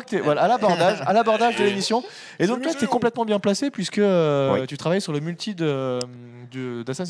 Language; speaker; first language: French; native; French